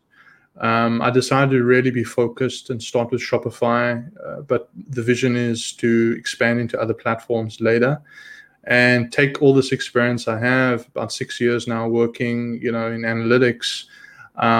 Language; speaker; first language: English; native; English